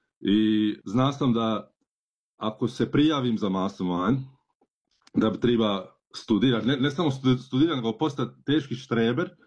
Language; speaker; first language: Serbian; early bilingual, heritage; Croatian